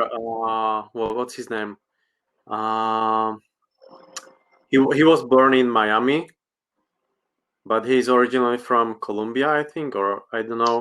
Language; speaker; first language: English; non-native, learner; Slovak